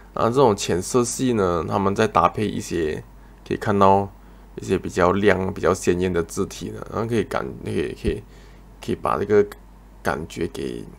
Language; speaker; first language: Chinese; native; Chinese